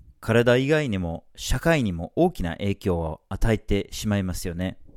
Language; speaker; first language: Japanese; non-native, fluent; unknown